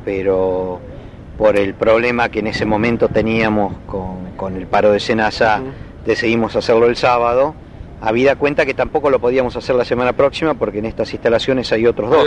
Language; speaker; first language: Spanish; native; Spanish